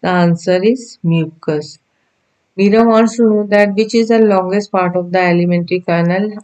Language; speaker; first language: English; non-native, local second language; Punjabi